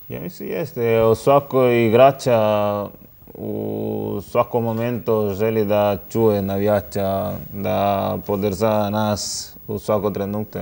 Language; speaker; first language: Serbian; non-native, learner; Spanish